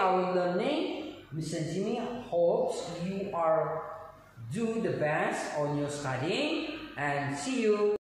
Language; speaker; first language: English; non-native, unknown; Indonesian